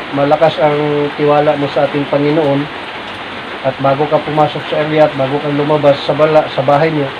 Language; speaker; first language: Filipino; non-native, local second language; Cebuano